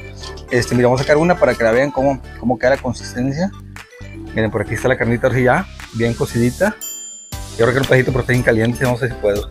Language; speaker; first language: Spanish; native; Spanish